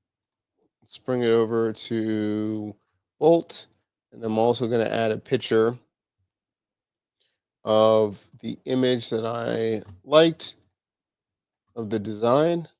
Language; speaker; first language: English; native; English